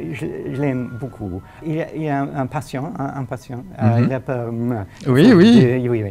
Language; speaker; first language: French; non-native, fluent; English